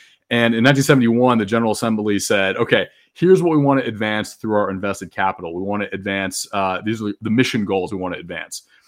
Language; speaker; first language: English; native; English